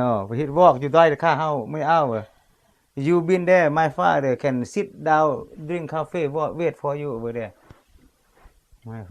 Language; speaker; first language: English; non-native, learner; Lao